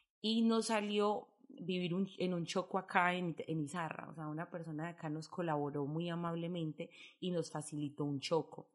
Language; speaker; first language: Spanish; native; Spanish